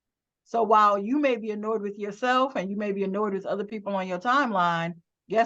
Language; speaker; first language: English; native; English